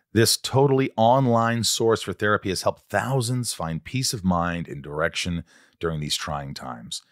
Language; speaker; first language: English; native; English